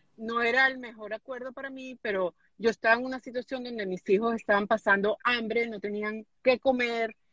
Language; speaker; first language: Spanish; native; Spanish